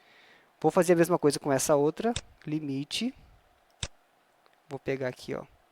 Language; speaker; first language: Portuguese; native; Portuguese